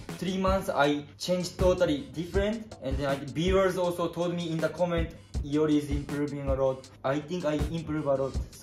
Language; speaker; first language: English; non-native, learner; Japanese